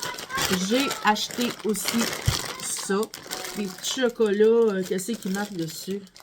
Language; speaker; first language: French; native; French